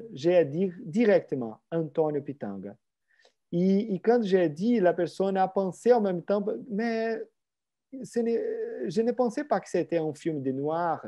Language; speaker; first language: French; non-native, fluent; Portuguese